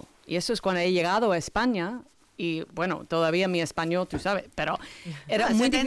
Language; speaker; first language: Spanish; non-native, learner; English